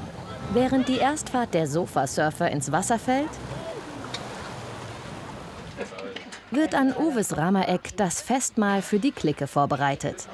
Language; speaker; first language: German; native; German